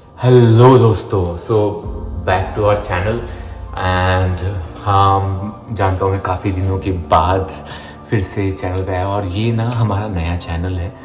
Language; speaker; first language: Hindi; native; Hindi